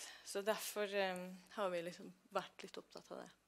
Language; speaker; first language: Norwegian; non-native, fluent; English